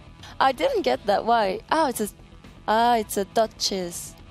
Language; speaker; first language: English; non-native, fluent; French